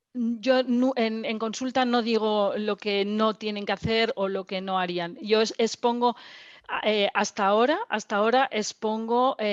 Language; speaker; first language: Spanish; native; Spanish